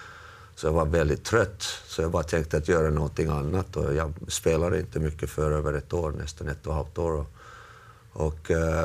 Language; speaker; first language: Swedish; non-native, local second language; Finnish